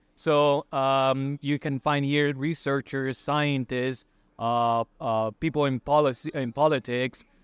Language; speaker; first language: English; non-native, fluent; Spanish